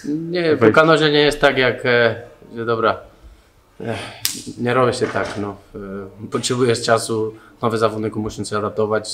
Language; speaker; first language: Polish; non-native, learner; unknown